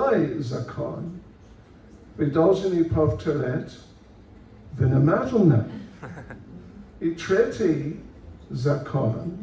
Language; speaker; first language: Russian; non-native, learner; English